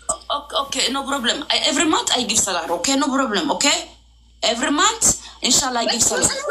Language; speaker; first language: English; non-native, learner; Arabic